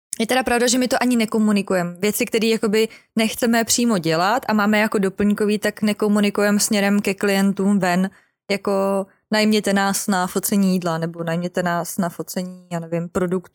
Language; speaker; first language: Czech; native; Czech